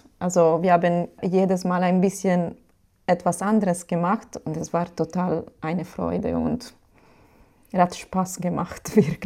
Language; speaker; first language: German; non-native, fluent; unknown